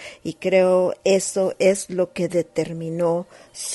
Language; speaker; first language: Spanish; native; Spanish